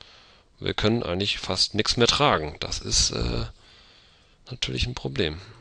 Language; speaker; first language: German; native; German